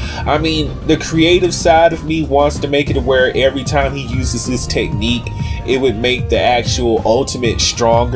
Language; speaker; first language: English; native; English